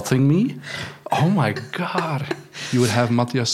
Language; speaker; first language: English; non-native, fluent; Dutch